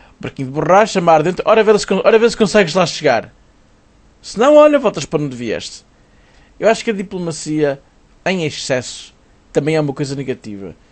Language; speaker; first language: Portuguese; native; Portuguese